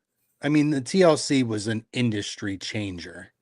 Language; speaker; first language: English; native; English